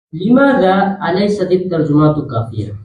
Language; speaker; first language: Arabic; non-native, learner; Urdu